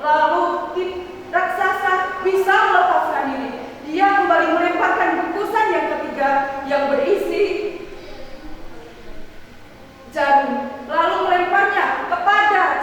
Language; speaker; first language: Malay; non-native, local second language; Javanese